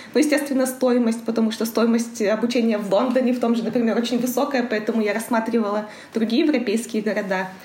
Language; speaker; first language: Russian; native; Russian